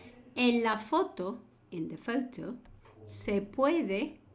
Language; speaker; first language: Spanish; non-native, fluent; English